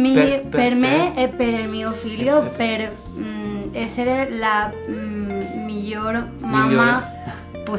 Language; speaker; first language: Italian; non-native, learner; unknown